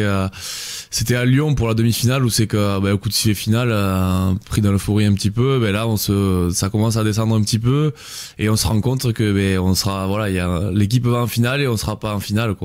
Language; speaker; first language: French; native; French